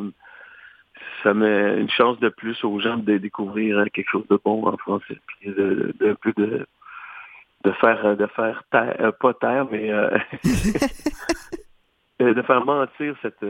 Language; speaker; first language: French; native; French